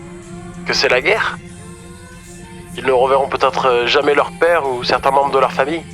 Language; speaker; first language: French; native; French